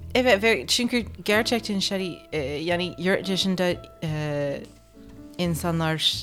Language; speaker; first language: Turkish; non-native, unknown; English